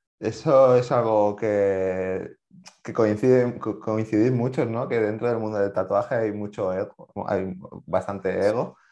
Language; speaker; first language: Spanish; native; Spanish